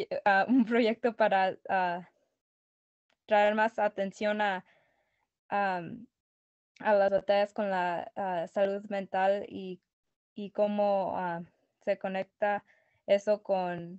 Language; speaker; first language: Spanish; early bilingual, other home language; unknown